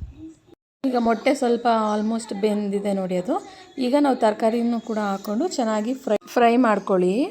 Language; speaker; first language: Kannada; native; Kannada